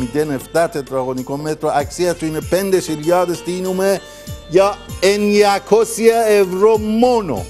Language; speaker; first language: Greek; non-native, fluent; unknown